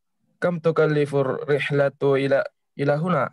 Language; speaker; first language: Arabic; non-native, learner; Indonesian